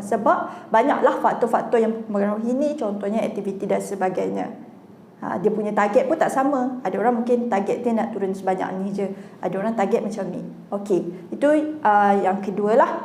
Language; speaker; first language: Malay; native; Malay